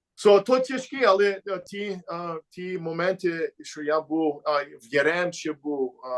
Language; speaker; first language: Ukrainian; early bilingual, heritage; Ukrainian